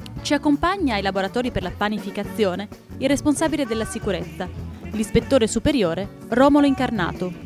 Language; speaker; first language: Italian; native; Italian